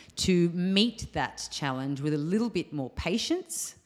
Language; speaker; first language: English; native; English